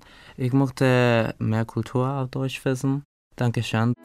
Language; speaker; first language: German; non-native, learner; Spanish